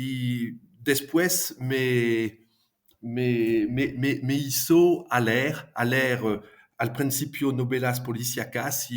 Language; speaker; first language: Spanish; non-native, fluent; French